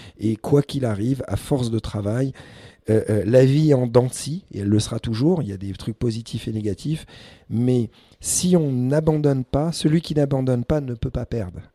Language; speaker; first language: French; early bilingual, other home language; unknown